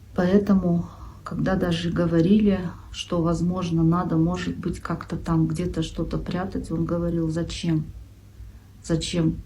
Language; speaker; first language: Russian; non-native, local second language; Kyrgyz